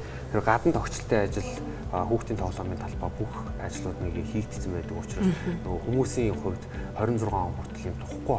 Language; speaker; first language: Mongolian; native; Mongolian